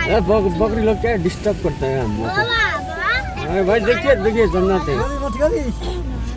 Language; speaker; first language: Hindi; non-native, local second language; Nepali